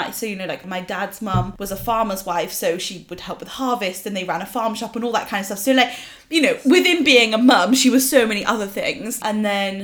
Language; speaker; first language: English; native; English